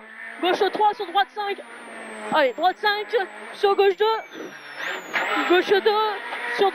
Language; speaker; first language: French; native; French